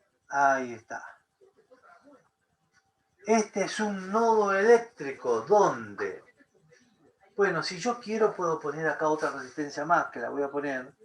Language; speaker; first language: Spanish; native; Spanish